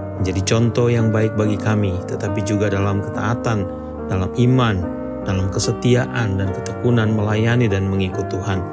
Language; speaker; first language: Indonesian; native; Indonesian